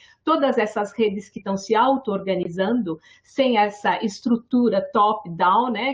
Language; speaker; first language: Portuguese; native; Portuguese